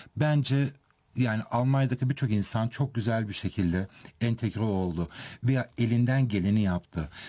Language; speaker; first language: Turkish; early bilingual, heritage; Turkish